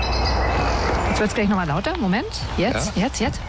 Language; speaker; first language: German; native; German